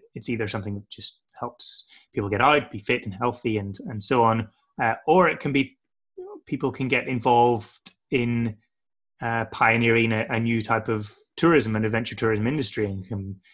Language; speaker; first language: English; native; English